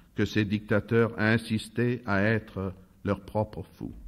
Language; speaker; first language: French; non-native, fluent; Russian